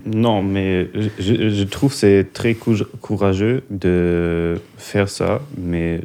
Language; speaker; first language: French; non-native, learner; German